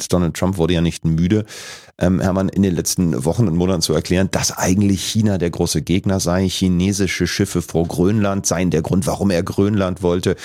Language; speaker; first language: German; native; German